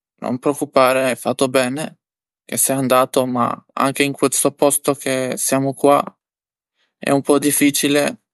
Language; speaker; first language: Italian; non-native, learner; Albanian